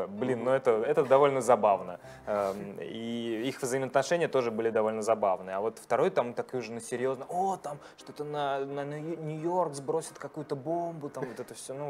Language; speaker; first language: Russian; native; Russian